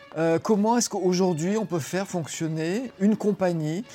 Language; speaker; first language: French; native; French